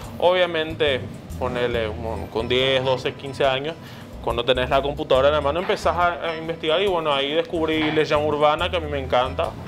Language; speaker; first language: Spanish; early bilingual, other home language; Portuguese